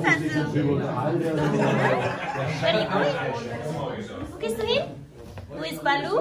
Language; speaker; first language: English; non-native, learner; Indonesian